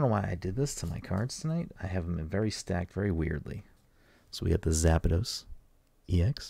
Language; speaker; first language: English; native; English